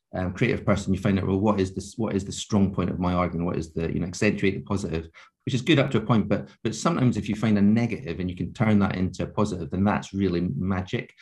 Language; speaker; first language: English; native; English